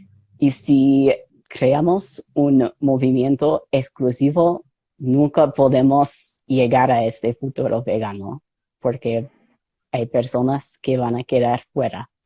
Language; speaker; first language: Spanish; non-native, fluent; English